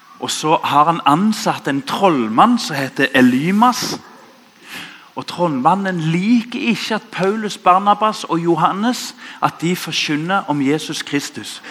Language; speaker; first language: Norwegian; native; Norwegian